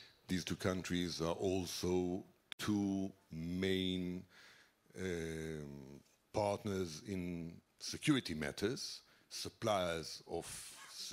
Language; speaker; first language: English; non-native, fluent; Hebrew